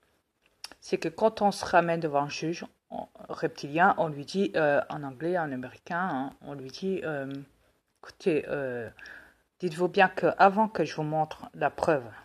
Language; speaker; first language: French; native; French